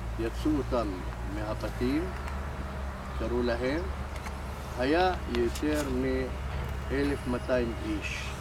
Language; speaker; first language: Hebrew; non-native, local second language; Arabic